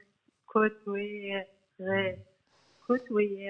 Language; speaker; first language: French; non-native, learner; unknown